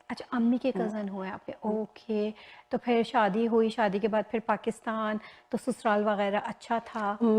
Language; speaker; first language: Urdu; native; Urdu